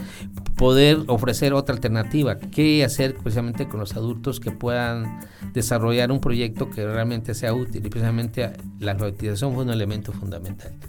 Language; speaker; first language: Spanish; native; Spanish